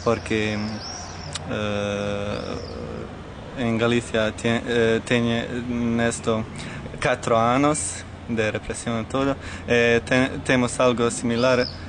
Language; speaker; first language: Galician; non-native, learner; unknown